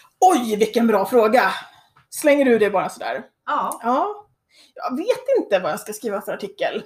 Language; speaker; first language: Swedish; native; Swedish